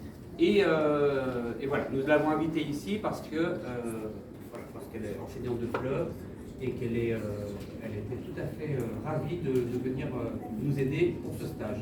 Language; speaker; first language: French; native; French